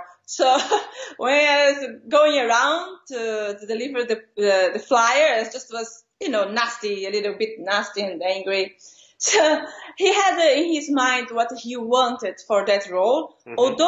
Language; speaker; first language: English; non-native, fluent; Portuguese